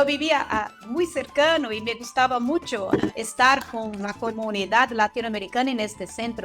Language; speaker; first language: Spanish; non-native, fluent; Portuguese